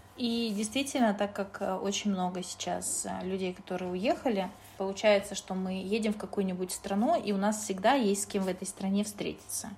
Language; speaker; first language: Russian; native; Russian